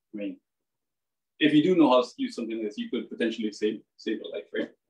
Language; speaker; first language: English; native; English